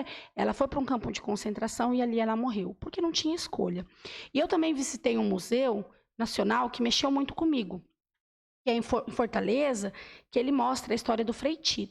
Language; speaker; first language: Portuguese; native; Portuguese